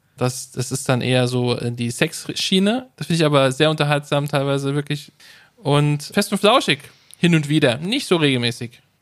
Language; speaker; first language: German; native; German